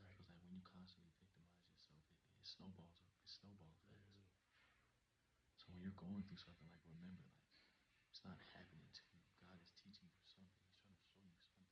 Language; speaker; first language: English; native; English